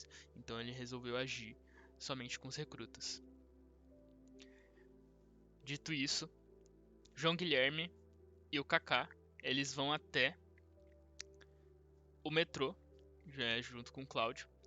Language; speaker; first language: Portuguese; native; Portuguese